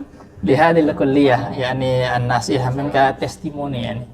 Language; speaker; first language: Arabic; non-native, learner; Indonesian